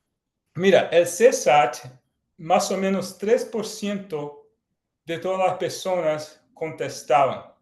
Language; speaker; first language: Spanish; non-native, fluent; Portuguese